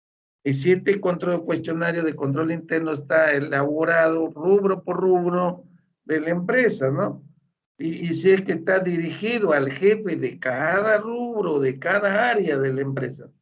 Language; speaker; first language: Spanish; native; Spanish